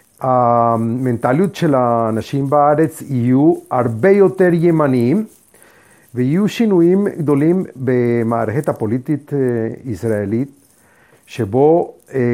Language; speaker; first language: Hebrew; non-native, fluent; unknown